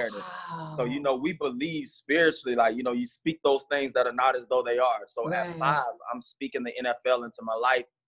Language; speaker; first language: English; native; English